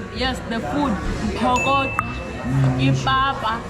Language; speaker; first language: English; non-native, learner; Korean